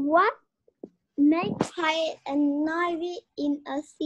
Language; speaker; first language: English; non-native, learner; Vietnamese